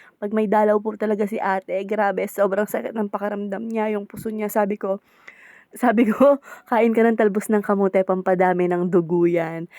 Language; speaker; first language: Filipino; native; Filipino